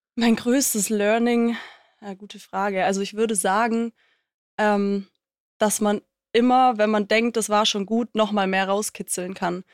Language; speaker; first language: German; native; German